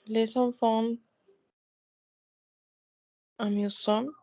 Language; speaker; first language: French; non-native, learner; Spanish